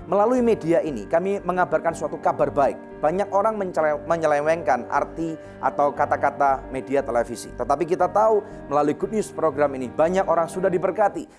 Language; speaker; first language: Indonesian; native; Indonesian